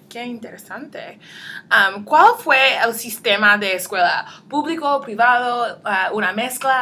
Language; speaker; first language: Spanish; non-native, learner; English